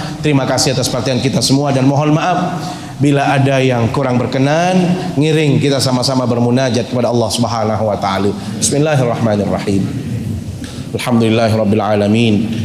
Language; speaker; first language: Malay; non-native, local second language; Sasak